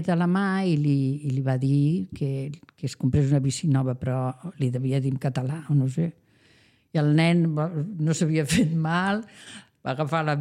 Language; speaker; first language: Catalan; non-native, local second language; Spanish